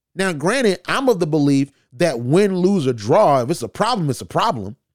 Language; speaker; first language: English; native; English